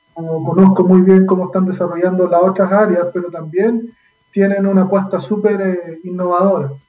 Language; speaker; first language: Spanish; native; Spanish